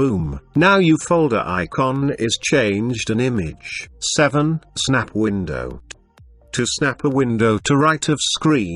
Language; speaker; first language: English; non-native, fluent; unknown